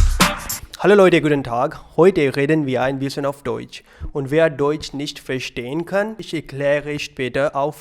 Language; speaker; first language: German; non-native, learner; Urdu